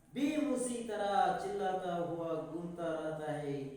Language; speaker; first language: Hindi; non-native, local second language; Kannada